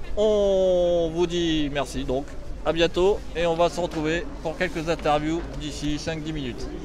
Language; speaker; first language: French; native; French